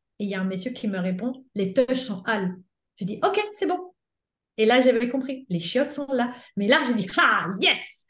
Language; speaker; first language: French; non-native, fluent; Italian